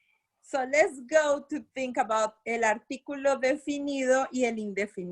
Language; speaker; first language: Spanish; non-native, fluent; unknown